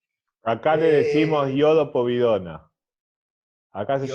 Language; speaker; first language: Spanish; native; Spanish